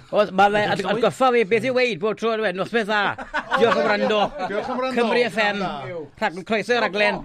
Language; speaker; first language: Welsh; native; Welsh